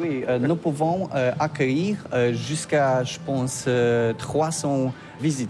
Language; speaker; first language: French; non-native, learner; Polish